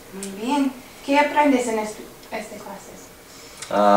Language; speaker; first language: Spanish; non-native, learner; English